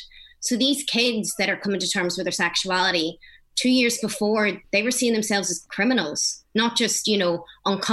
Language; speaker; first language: English; native; English